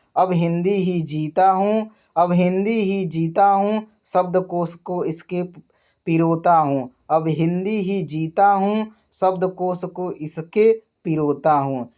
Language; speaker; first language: Hindi; native; Hindi